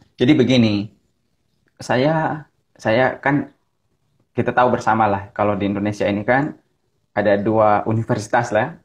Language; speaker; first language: Indonesian; native; Indonesian